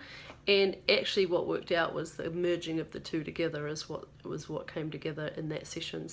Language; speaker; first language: English; native; English